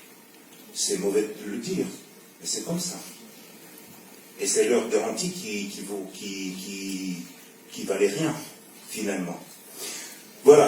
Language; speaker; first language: French; non-native, fluent; Russian